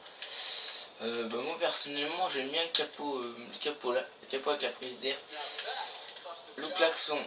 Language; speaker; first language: French; native; French